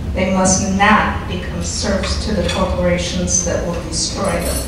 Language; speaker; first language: English; native; English